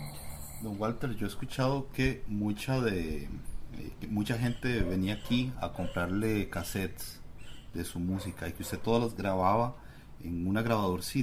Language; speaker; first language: Spanish; native; Spanish